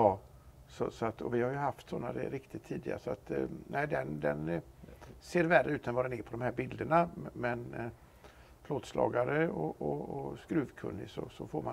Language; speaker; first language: Swedish; native; Swedish